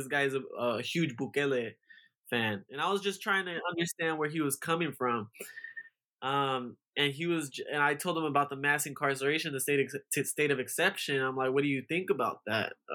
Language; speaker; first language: English; native; English